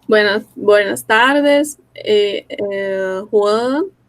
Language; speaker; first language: Spanish; non-native, fluent; Portuguese